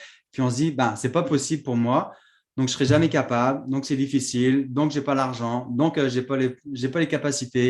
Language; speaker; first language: French; native; French